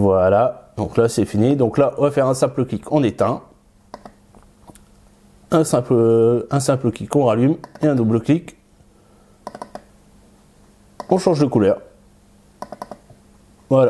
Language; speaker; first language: French; native; French